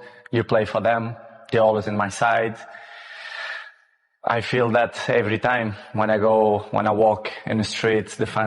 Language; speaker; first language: English; non-native, fluent; Portuguese